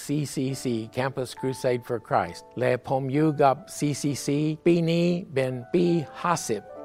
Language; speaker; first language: Thai; non-native, fluent; English